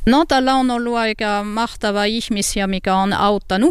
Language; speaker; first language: Finnish; non-native, fluent; French